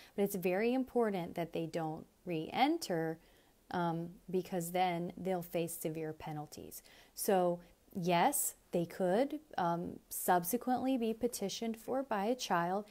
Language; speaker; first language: English; native; English